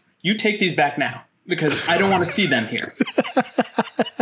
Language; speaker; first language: English; native; English